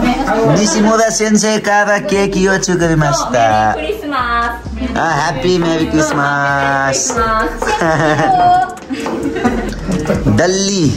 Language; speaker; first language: Japanese; non-native, learner; Nepali